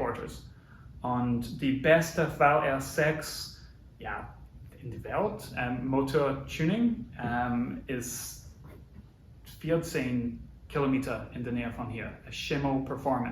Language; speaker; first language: German; non-native, learner; English